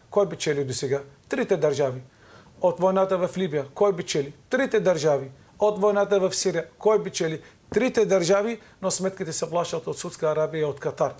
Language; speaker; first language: Bulgarian; non-native, fluent; Arabic